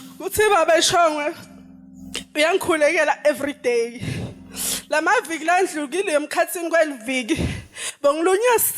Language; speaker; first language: Zulu; non-native, local second language; Swati